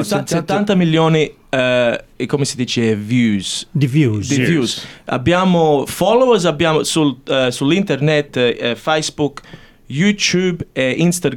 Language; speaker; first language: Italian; early bilingual, heritage; English